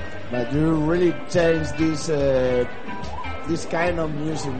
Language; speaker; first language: English; non-native, learner; Spanish